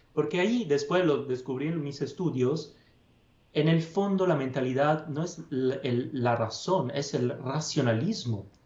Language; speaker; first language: Spanish; non-native, fluent; Italian